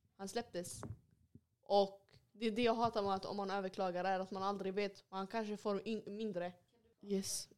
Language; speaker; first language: Swedish; early bilingual, other home language; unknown